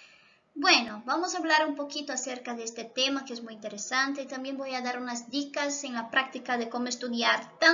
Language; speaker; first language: Spanish; non-native, local second language; Portuguese